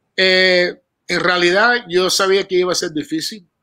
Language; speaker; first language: Spanish; early bilingual, heritage; Spanish